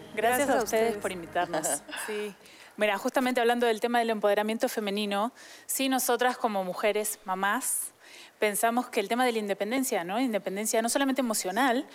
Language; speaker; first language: Spanish; native; Spanish